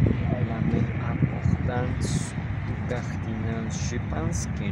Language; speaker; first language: French; non-native, learner; Spanish